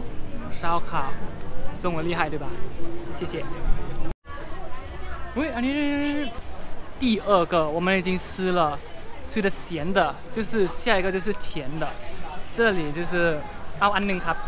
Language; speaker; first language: Chinese; non-native, learner; Thai